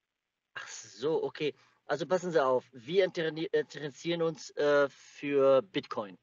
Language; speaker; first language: German; native; German